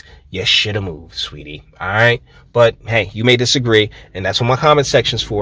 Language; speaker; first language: English; native; English